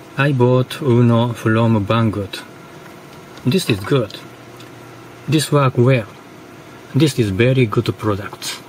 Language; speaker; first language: English; non-native, learner; Japanese